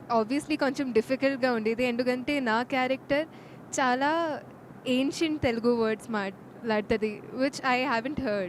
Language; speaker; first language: Telugu; non-native, fluent; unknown